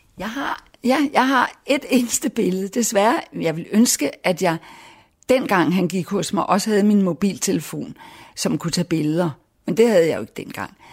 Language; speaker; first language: Danish; native; Danish